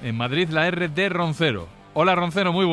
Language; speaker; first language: Spanish; native; Spanish